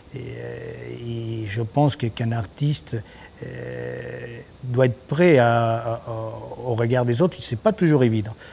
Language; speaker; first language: French; non-native, fluent; Spanish